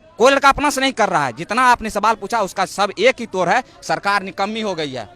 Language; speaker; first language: Hindi; native; Hindi